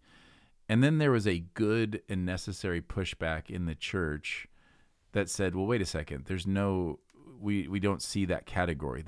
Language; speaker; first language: English; native; English